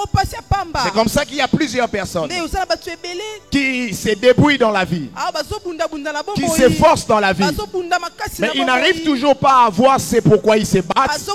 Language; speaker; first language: French; non-native, local second language; Lingala